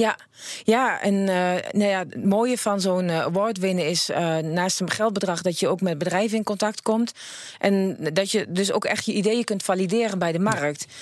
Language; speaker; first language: Dutch; native; Dutch